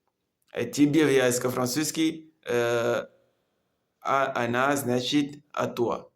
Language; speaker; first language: Russian; non-native, learner; Comorian